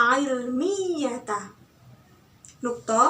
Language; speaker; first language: Arabic; non-native, learner; Indonesian